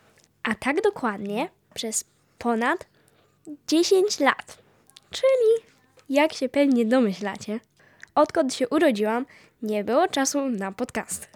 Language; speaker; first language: Polish; early bilingual, heritage; Polish